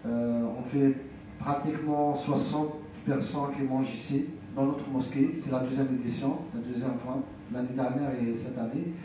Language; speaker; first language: French; non-native, local second language; Arabic